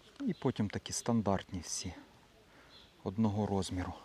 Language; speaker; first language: Ukrainian; native; Ukrainian